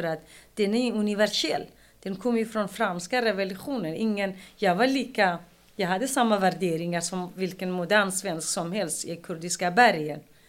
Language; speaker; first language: Swedish; non-native, fluent; Kurdish